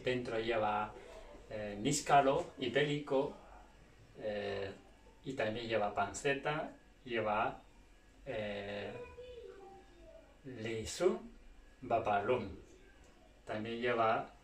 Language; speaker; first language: Spanish; non-native, learner; Chinese